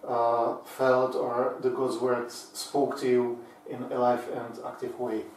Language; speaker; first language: English; non-native, fluent; Czech